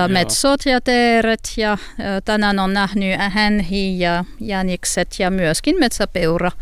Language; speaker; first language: Finnish; non-native, learner; French